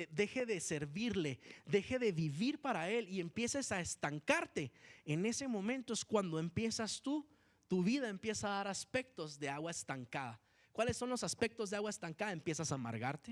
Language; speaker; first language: Spanish; native; Spanish